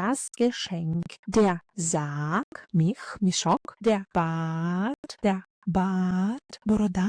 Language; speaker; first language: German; non-native, fluent; Ukrainian